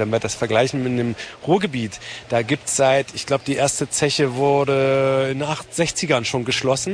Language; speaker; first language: German; native; German